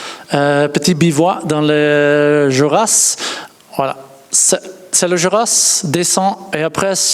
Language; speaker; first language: French; non-native, learner; Dutch